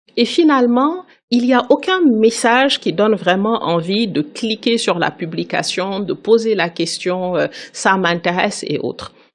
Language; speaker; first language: French; non-native, local second language; Wolof